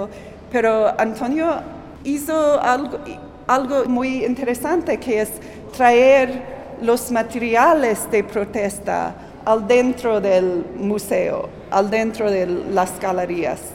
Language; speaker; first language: Spanish; non-native, fluent; English